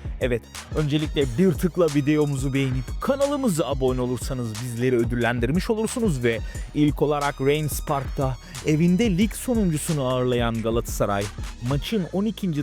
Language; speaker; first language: Turkish; native; Turkish